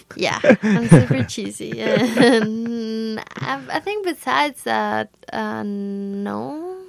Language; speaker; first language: English; non-native, fluent; Spanish